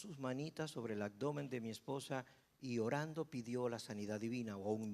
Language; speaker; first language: Spanish; native; Spanish